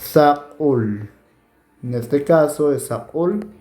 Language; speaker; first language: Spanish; non-native, local second language; Kʼicheʼ